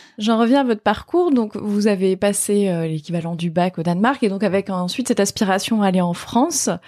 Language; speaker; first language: French; native; French